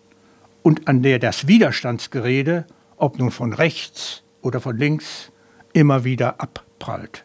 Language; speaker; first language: German; native; German